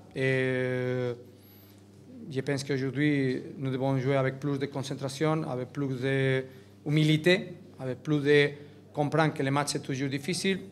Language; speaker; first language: French; non-native, learner; Catalan